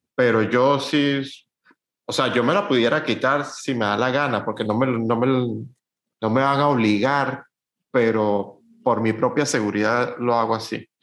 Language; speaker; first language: Spanish; native; Spanish